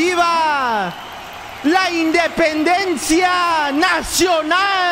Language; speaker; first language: Spanish; native; Spanish